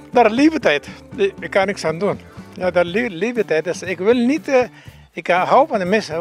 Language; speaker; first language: Dutch; non-native, learner; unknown